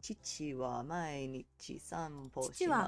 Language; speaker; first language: Japanese; non-native, learner; English